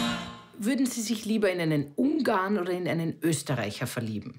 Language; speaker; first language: German; native; German